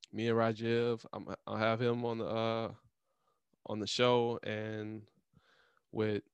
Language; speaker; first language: English; native; English